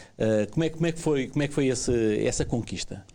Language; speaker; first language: Portuguese; native; Portuguese